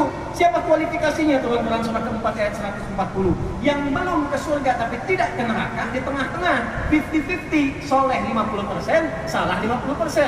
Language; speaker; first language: Indonesian; native; Indonesian